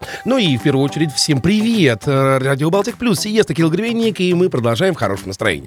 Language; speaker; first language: Russian; native; Russian